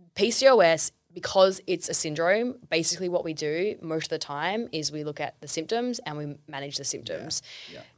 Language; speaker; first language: English; native; English